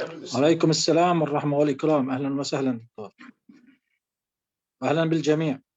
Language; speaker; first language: Arabic; native; Arabic